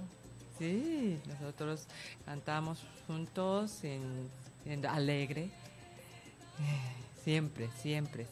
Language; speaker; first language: Spanish; non-native, learner; Japanese